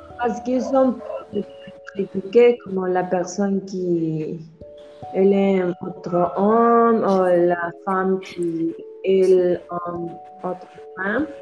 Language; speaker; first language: French; non-native, learner; Spanish